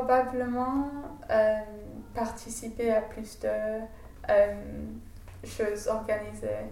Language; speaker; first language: French; non-native, fluent; English